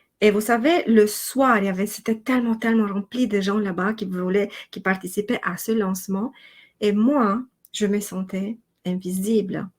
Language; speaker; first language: French; non-native, fluent; Romanian